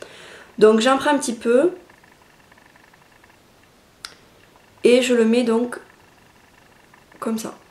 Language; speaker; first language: French; native; French